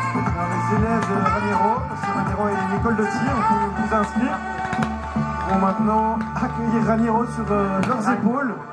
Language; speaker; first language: French; native; French